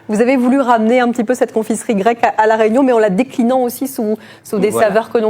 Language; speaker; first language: French; native; French